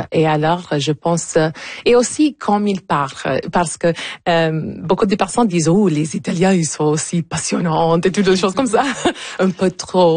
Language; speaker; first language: French; non-native, local second language; English